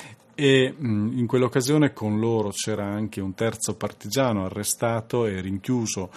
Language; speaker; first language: Italian; native; Italian